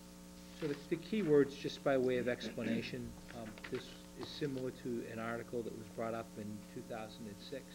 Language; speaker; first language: English; native; English